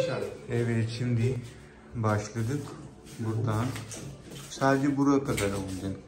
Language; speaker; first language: Turkish; non-native, learner; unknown